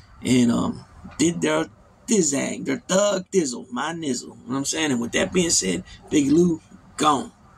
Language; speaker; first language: English; native; English